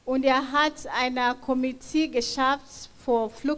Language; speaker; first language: German; non-native, fluent; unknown